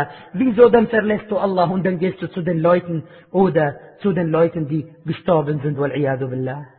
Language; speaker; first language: German; non-native, fluent; Arabic